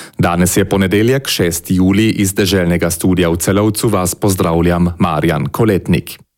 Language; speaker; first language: Slovenian; native; Slovenian